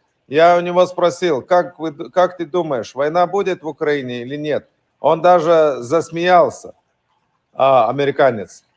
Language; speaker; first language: Russian; non-native, fluent; Lithuanian